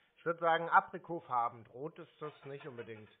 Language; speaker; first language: German; native; German